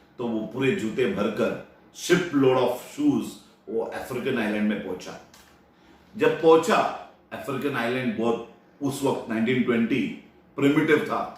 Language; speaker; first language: Hindi; non-native, local second language; Marathi